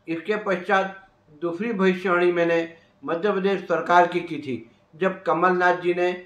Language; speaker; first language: Hindi; native; Hindi